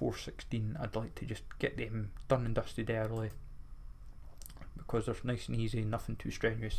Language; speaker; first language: English; native; English